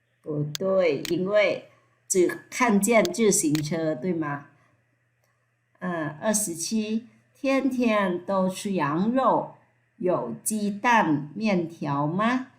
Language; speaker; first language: Chinese; non-native, fluent; Thai